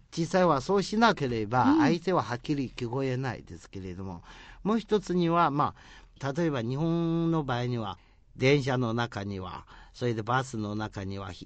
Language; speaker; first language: Japanese; non-native, fluent; Chinese